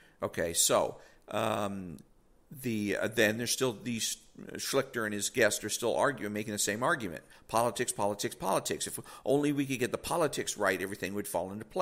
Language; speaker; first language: English; native; English